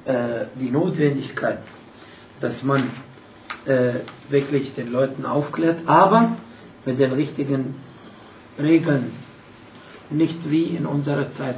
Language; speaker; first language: German; non-native, fluent; Arabic